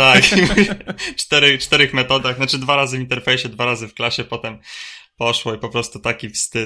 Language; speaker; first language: Polish; native; Polish